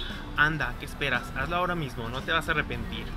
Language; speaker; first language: Spanish; native; Spanish